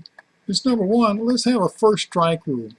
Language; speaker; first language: English; native; English